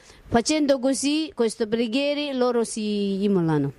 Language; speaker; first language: Italian; non-native, learner; Tibetan